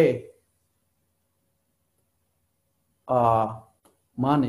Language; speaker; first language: English; non-native, learner; Rohingya